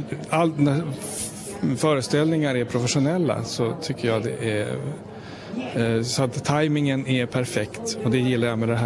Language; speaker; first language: Swedish; non-native, fluent; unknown